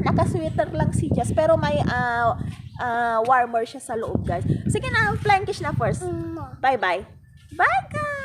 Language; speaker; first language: Filipino; non-native, local second language; Iloko